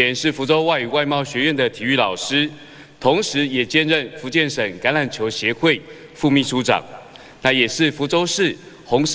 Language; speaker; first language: Chinese; native; Chinese